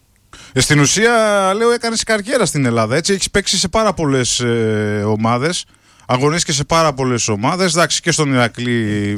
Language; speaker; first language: Greek; native; Greek